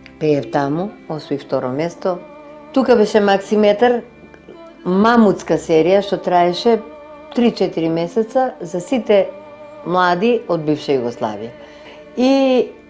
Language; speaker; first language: Macedonian; native; Macedonian